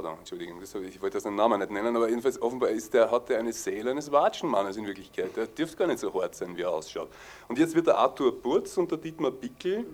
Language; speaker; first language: German; native; German